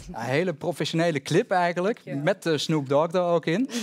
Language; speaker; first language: Dutch; native; Dutch